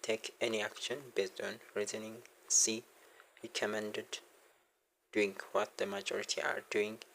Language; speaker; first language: English; non-native, local second language; Amharic